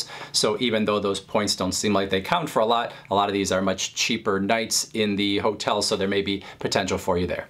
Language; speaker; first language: English; native; English